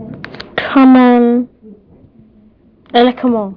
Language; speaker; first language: French; non-native, learner; English